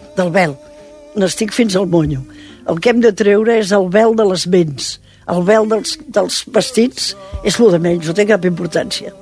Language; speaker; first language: Catalan; native; Catalan